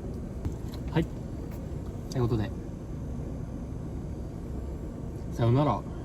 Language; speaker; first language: Japanese; native; Japanese